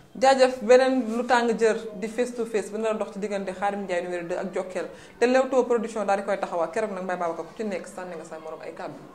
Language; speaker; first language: Wolof; native; Wolof